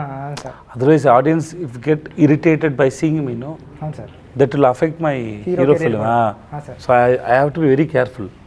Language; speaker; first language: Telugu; non-native, local second language; Tamil